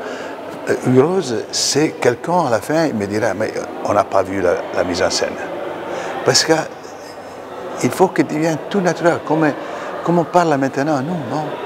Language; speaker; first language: French; non-native, fluent; Italian